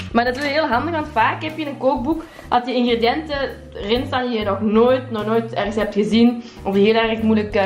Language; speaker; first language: Dutch; native; Dutch